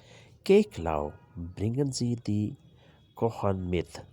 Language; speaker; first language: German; non-native, learner; Urdu